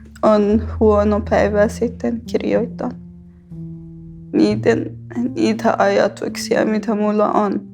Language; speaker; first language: Finnish; non-native, fluent; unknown